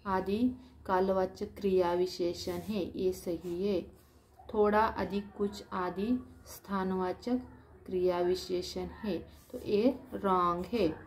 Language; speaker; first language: Hindi; non-native, local second language; Marathi